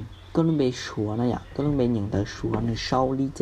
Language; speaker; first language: Chinese; non-native, fluent; Hmong